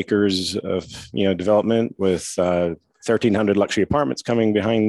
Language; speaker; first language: English; native; English